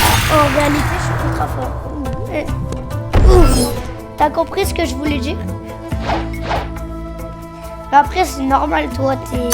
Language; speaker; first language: French; native; French